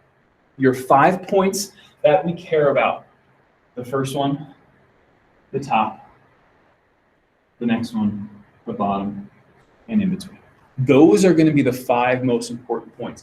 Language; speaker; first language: English; native; English